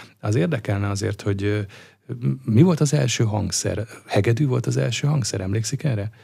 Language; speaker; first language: Hungarian; native; Hungarian